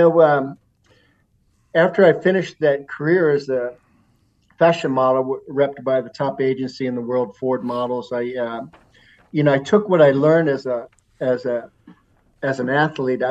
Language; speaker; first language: English; native; English